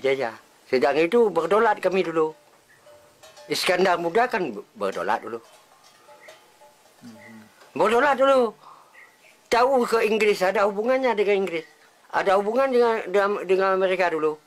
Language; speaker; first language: Indonesian; non-native, local second language; Achinese